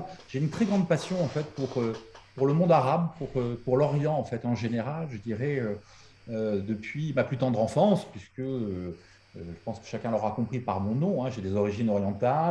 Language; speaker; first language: French; native; French